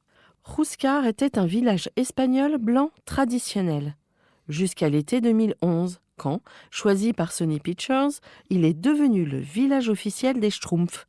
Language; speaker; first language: French; native; French